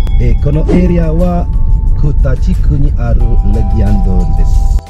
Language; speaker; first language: Japanese; non-native, fluent; Balinese